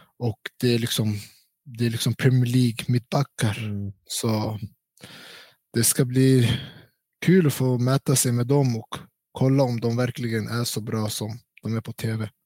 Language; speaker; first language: Swedish; early bilingual, other home language; Central Kurdish